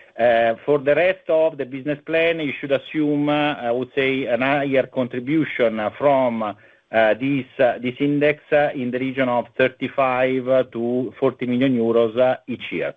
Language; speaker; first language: English; non-native, fluent; Italian